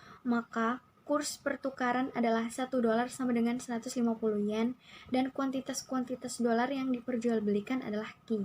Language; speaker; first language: Indonesian; native; Indonesian